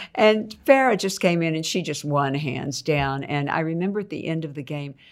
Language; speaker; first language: English; native; English